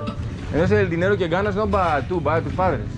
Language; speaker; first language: Spanish; non-native, learner; Greek